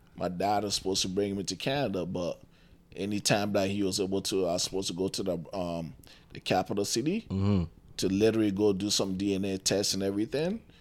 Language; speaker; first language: English; non-native, local second language; Akan